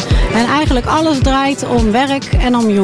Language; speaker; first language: Dutch; native; Dutch